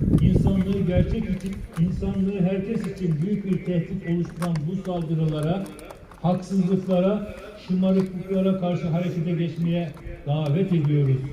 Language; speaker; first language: Turkish; native; Turkish